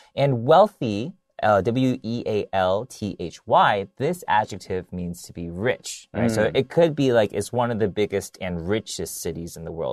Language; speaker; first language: English; early bilingual, other home language; Chinese